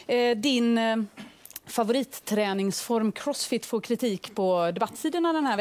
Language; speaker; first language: Swedish; native; Swedish